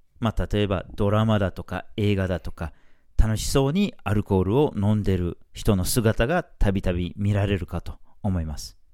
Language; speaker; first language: Japanese; non-native, fluent; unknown